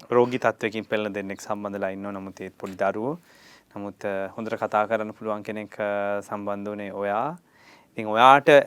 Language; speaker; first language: Sinhala; native; Sinhala